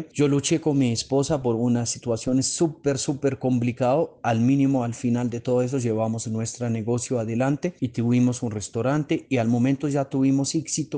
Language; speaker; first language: Spanish; non-native, fluent; Arabic